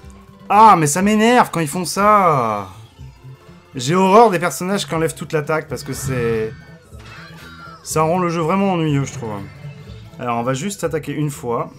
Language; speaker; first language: French; native; French